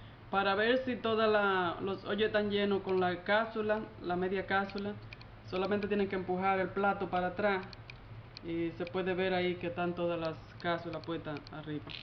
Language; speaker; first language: Spanish; native; Spanish